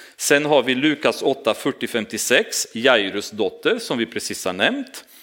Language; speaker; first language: Swedish; non-native, fluent; Romanian